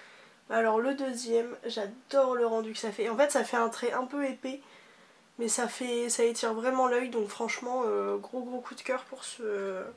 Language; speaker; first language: French; native; French